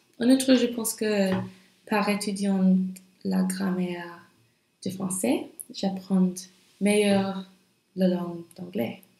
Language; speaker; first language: French; non-native, learner; English